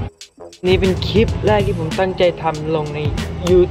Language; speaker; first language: Thai; native; Thai